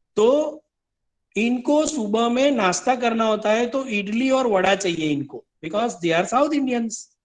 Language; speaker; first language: Hindi; non-native, local second language; Gujarati